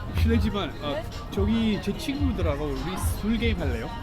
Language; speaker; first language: Korean; non-native, fluent; English